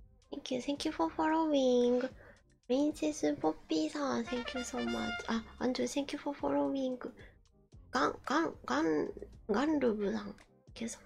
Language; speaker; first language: English; non-native, learner; Japanese